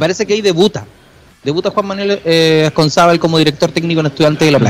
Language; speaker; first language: Spanish; native; Spanish